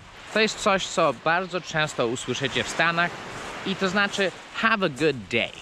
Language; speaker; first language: Polish; non-native, fluent; English